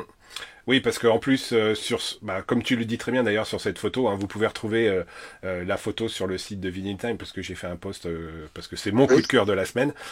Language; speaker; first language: French; native; French